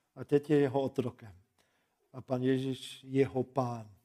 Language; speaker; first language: Czech; non-native, fluent; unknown